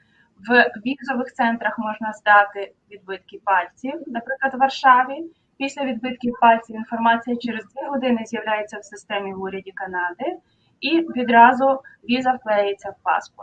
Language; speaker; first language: Ukrainian; native; Ukrainian